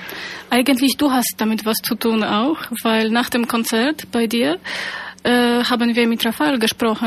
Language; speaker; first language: German; non-native, fluent; Polish